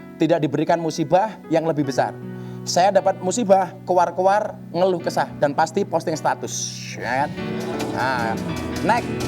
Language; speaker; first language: Indonesian; native; Indonesian